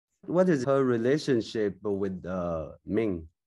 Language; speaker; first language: English; non-native, learner; Chinese